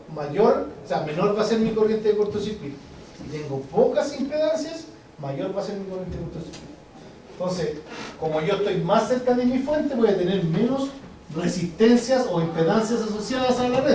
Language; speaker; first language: Spanish; native; Spanish